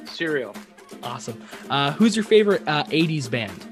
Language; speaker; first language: English; native; English